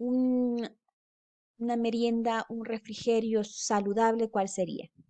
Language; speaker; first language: Spanish; native; Spanish